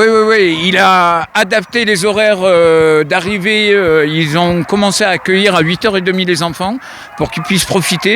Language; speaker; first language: French; native; French